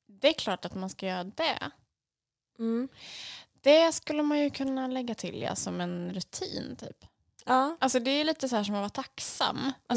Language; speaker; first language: Swedish; native; Swedish